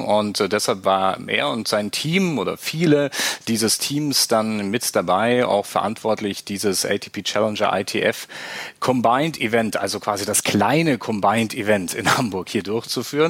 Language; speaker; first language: German; native; German